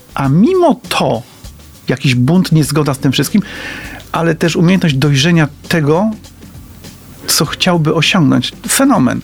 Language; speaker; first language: Polish; native; Polish